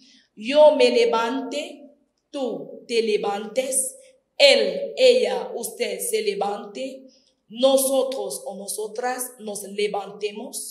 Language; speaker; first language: Spanish; non-native, fluent; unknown